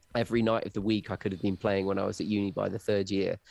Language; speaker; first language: English; native; English